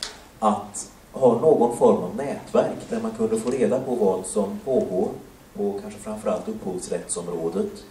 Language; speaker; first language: Swedish; native; Swedish